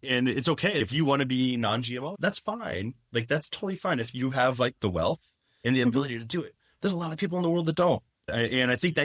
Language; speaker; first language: English; native; English